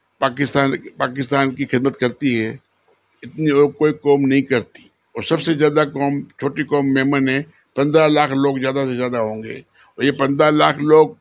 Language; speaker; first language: Urdu; non-native, local second language; Memoni